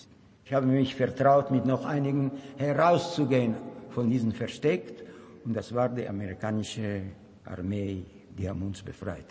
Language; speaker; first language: German; non-native, learner; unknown